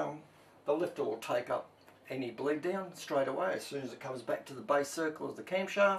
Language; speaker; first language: English; native; English